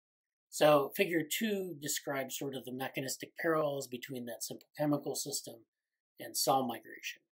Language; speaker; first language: English; native; English